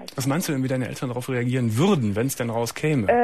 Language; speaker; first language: German; native; German